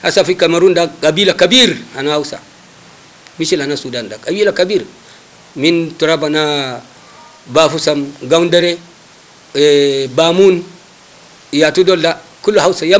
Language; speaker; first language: Arabic; non-native, local second language; Hausa